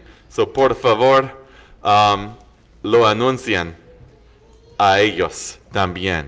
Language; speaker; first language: Spanish; non-native, learner; English